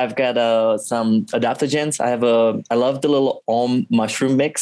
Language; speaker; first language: English; non-native, fluent; Czech